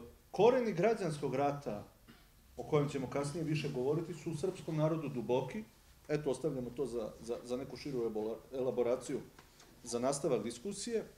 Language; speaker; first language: Serbian; native; Serbian